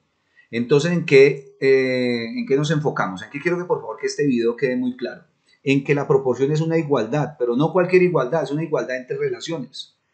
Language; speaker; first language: Spanish; native; Spanish